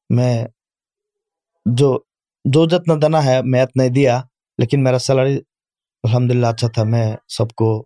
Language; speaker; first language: Urdu; non-native, learner; Bangla